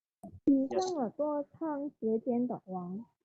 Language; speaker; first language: Chinese; non-native, learner; Indonesian